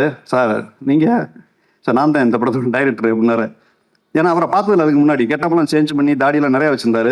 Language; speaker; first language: Tamil; native; Tamil